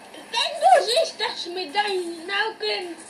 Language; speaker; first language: German; non-native, learner; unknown